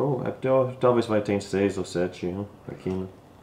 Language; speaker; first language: Portuguese; non-native, learner; English